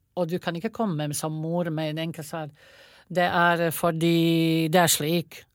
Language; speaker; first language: Norwegian; non-native, fluent; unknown